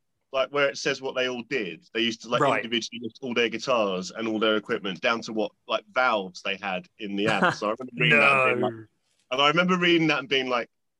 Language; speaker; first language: English; native; English